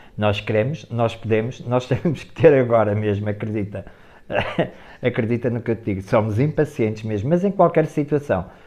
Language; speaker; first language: Portuguese; native; Portuguese